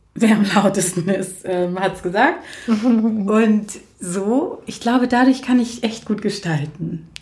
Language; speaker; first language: German; native; German